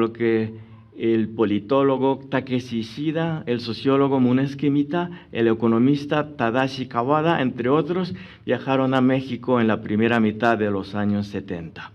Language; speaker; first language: Spanish; non-native, fluent; Japanese